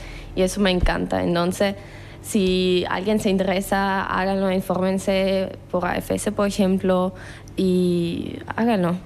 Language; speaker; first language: Spanish; non-native, fluent; German